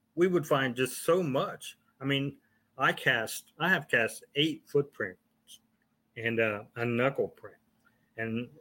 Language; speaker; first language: English; native; English